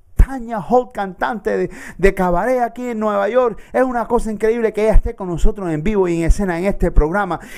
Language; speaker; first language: Spanish; early bilingual, heritage; Spanish